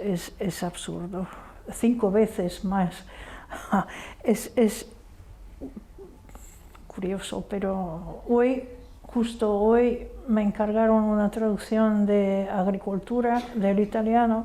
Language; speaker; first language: Spanish; non-native, fluent; Hungarian